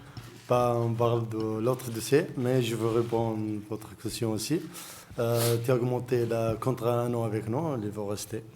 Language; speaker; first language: French; non-native, learner; Arabic